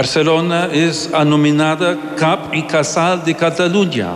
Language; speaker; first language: Catalan; non-native, learner; English